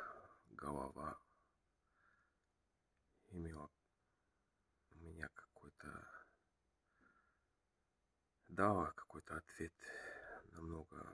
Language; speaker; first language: Russian; non-native, learner; Bulgarian